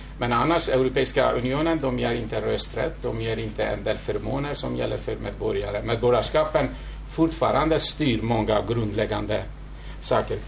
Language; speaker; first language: Swedish; non-native, fluent; Kurdish